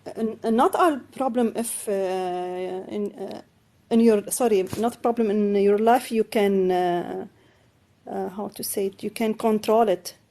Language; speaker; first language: English; non-native, learner; Arabic